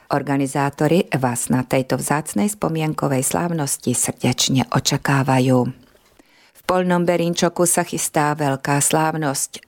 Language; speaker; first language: Slovak; non-native, local second language; Hungarian